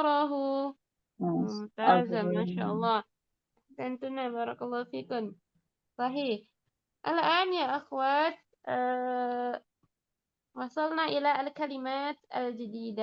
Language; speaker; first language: Arabic; non-native, fluent; Indonesian